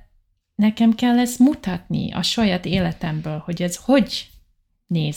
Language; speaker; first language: Hungarian; non-native, learner; English